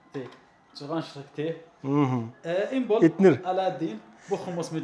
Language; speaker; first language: Mongolian; non-native, learner; Arabic